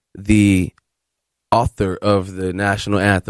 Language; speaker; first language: English; native; English